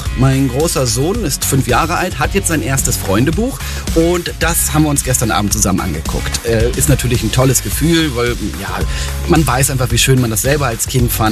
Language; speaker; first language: German; native; German